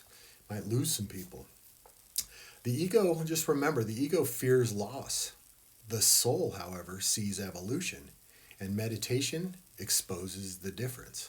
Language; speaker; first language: English; native; English